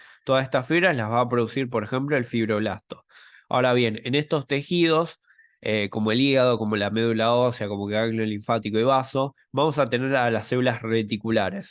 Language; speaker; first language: Spanish; native; Spanish